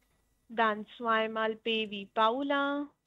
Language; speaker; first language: German; non-native, learner; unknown